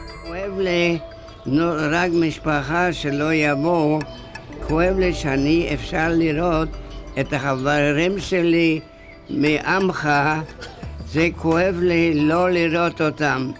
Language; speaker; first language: Hebrew; non-native, learner; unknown